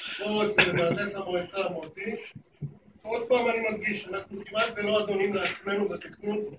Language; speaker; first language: Hebrew; native; Hebrew